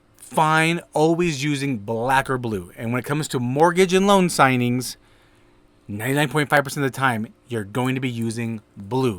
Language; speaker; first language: English; native; English